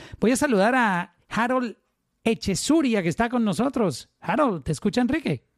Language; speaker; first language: Spanish; native; Spanish